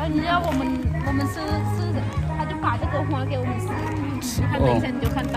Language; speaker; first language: Chinese; non-native, fluent; Lao